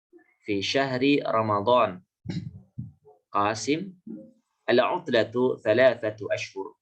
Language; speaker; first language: Arabic; non-native, fluent; Indonesian